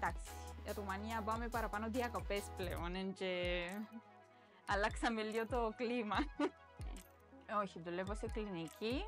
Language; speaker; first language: Greek; non-native, fluent; Romanian